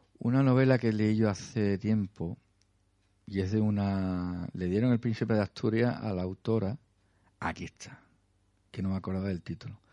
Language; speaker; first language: Spanish; native; Spanish